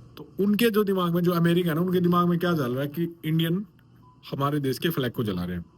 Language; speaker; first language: Hindi; native; Hindi